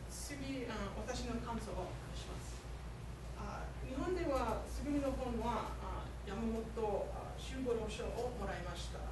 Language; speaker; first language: Japanese; non-native, learner; English